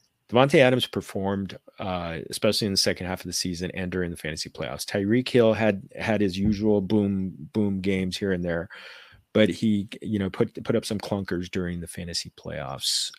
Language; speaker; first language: English; native; English